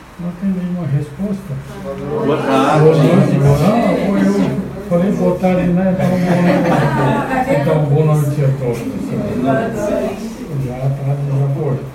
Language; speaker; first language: Portuguese; non-native, fluent; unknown